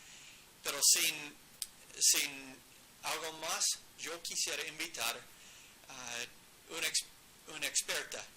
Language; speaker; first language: Spanish; non-native, learner; English